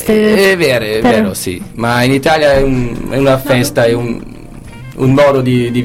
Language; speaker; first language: Italian; non-native, learner; German